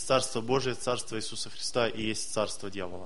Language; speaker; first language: Russian; native; Russian